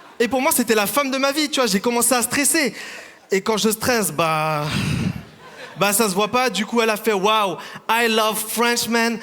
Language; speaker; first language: French; early bilingual, other home language; Vietnamese